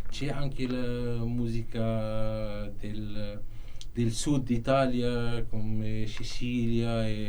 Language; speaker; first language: Italian; non-native, learner; Arabic